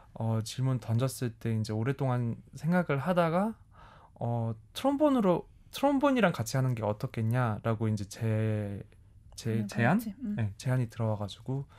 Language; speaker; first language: Korean; early bilingual, heritage; German